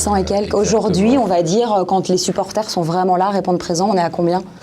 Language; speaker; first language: French; native; French